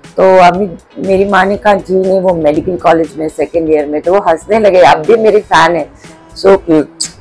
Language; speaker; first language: Hindi; non-native, local second language; Marathi